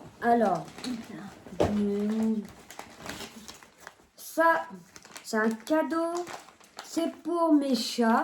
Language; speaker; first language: French; native; French